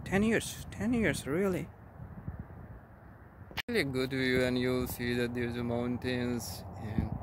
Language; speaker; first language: English; non-native, learner; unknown